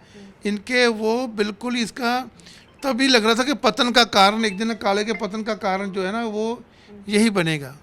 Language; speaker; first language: Hindi; non-native, local second language; Punjabi